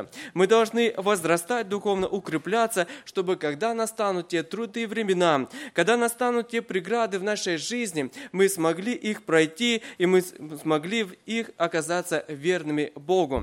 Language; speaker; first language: Russian; native; Russian